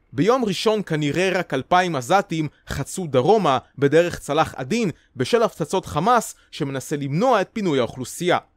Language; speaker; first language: Hebrew; native; Hebrew